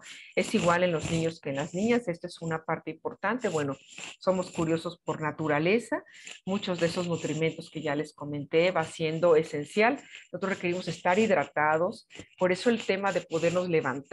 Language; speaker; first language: Spanish; native; Spanish